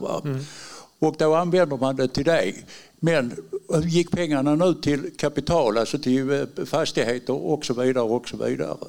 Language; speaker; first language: Swedish; non-native, fluent; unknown